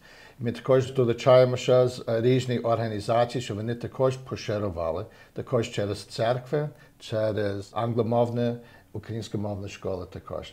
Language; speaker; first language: Ukrainian; early bilingual, heritage; Ukrainian